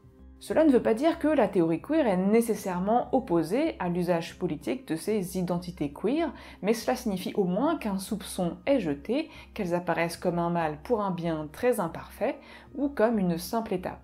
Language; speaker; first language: French; native; French